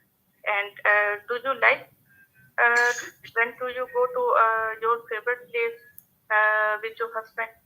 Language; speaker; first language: English; non-native, learner; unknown